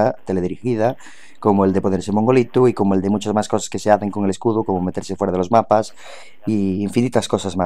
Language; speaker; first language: Spanish; native; Spanish